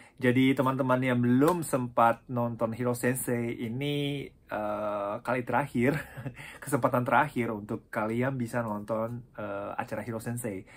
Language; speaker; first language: Indonesian; non-native, fluent; Japanese